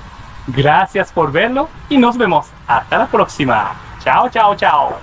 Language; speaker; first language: Spanish; non-native, learner; Japanese